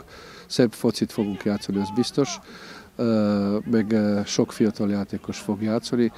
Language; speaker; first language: Hungarian; non-native, local second language; Serbian